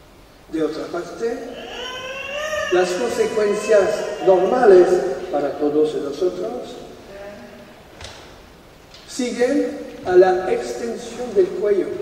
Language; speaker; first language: Spanish; non-native, fluent; French